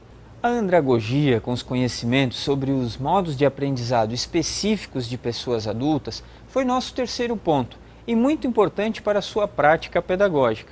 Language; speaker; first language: Portuguese; native; Portuguese